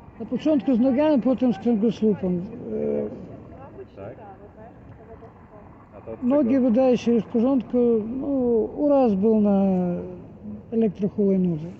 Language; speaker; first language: Polish; non-native, learner; Russian